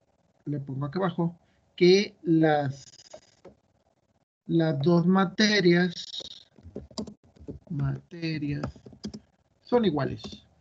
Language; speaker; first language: Spanish; native; Spanish